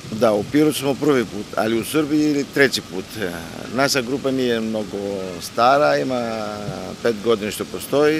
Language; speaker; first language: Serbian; non-native, learner; Greek